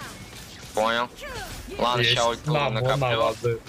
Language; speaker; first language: Russian; native; Russian